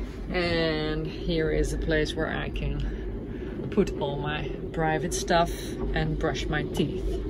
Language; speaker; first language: English; non-native, fluent; Dutch